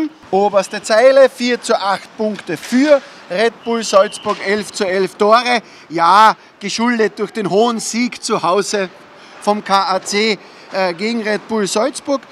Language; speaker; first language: German; native; German